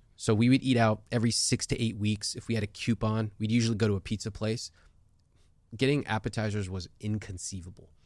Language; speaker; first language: English; early bilingual, other home language; Hindi